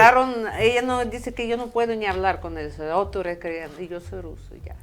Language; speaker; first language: Spanish; non-native, fluent; Russian